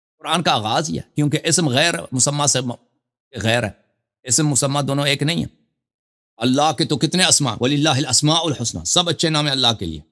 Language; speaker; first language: Urdu; non-native, fluent; Persian